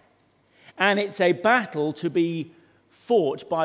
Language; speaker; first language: English; native; English